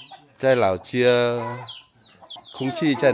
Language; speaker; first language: Chinese; non-native, learner; Vietnamese